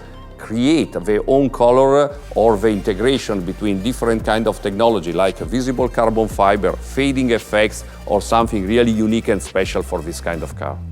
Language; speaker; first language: English; non-native, fluent; Italian